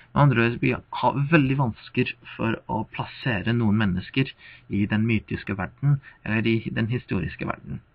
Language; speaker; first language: Norwegian; non-native, fluent; English